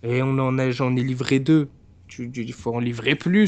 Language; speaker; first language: French; native; French